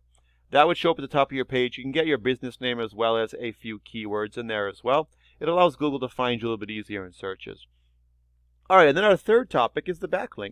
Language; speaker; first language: English; native; English